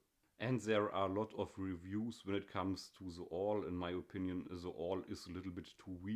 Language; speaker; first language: English; non-native, fluent; German